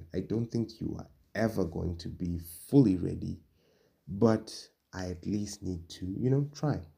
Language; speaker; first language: English; non-native, local second language; Swahili